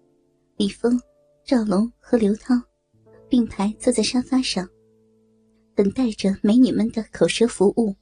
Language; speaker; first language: Chinese; native; Chinese